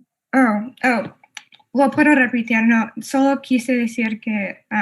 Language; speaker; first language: Spanish; non-native, fluent; English